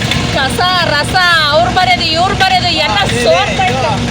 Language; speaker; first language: Kannada; native; Kannada